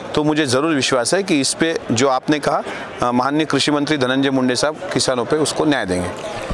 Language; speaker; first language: Hindi; non-native, local second language; Marathi